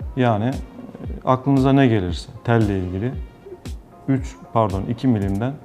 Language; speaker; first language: Turkish; native; Turkish